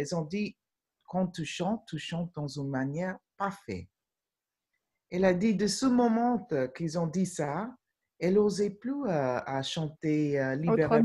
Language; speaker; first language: French; non-native, fluent; English